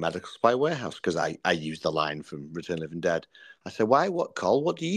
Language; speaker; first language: English; native; English